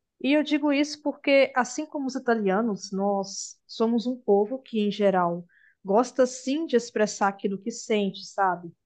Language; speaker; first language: Portuguese; native; Portuguese